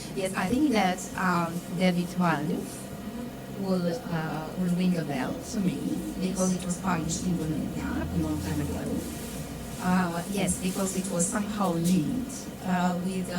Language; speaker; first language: English; non-native, fluent; Romanian